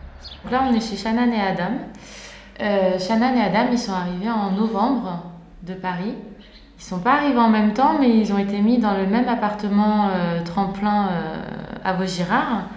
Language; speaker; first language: French; native; French